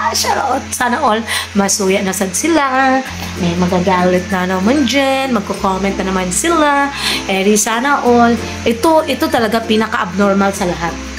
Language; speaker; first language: Filipino; non-native, local second language; Cebuano